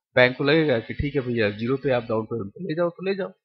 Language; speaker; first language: Hindi; non-native, local second language; Bangla